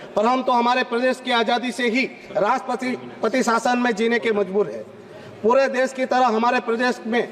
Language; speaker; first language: Hindi; non-native, local second language; Gujarati